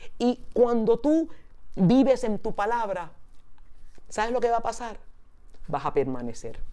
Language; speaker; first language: Spanish; early bilingual, heritage; Spanish